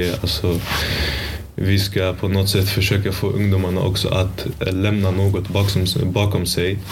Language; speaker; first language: Swedish; early bilingual, other home language; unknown